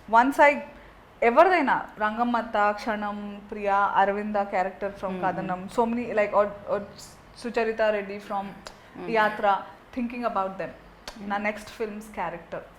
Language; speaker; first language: Telugu; native; Telugu